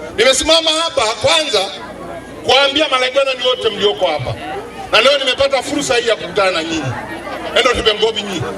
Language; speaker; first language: Swahili; non-native, local second language; Masai